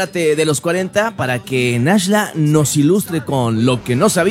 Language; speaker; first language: Spanish; native; Spanish